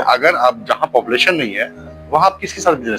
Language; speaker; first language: Hindi; native; Hindi